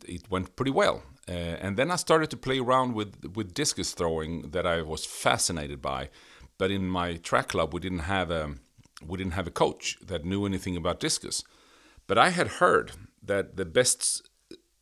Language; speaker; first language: English; non-native, fluent; Swedish